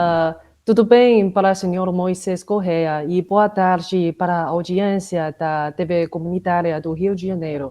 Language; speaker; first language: Portuguese; non-native, fluent; Chinese